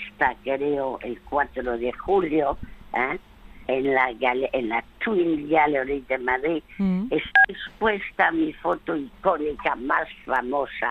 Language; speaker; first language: Spanish; non-native, fluent; French